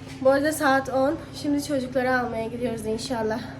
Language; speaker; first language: Turkish; non-native, fluent; Urdu